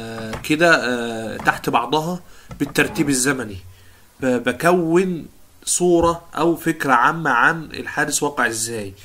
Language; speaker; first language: Arabic; native; Arabic